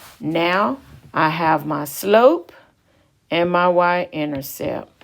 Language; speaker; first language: English; native; English